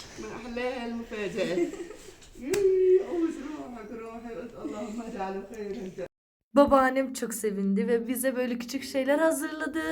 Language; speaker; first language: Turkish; early bilingual, other home language; Arabic